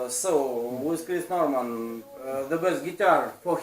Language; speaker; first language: English; non-native, learner; Russian